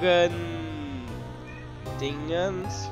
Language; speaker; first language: German; native; German